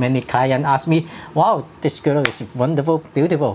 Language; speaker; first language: English; non-native, local second language; Cantonese